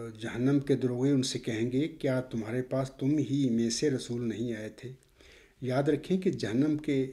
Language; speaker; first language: Urdu; native; Urdu